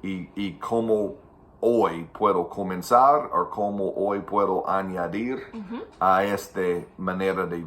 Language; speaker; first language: Spanish; non-native, fluent; English